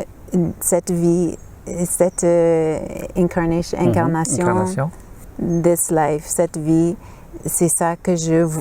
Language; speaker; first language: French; non-native, fluent; English